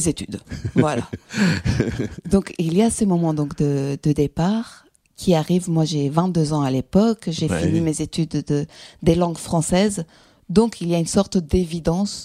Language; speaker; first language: French; non-native, fluent; Greek